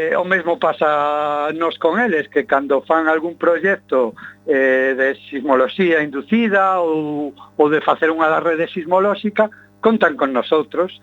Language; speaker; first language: Galician; non-native, local second language; Spanish